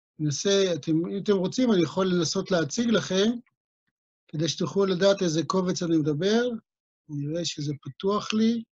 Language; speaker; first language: Hebrew; native; Hebrew